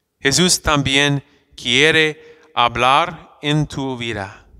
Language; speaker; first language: Spanish; non-native, fluent; English